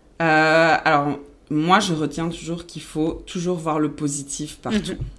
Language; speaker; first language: French; non-native, local second language; Spanish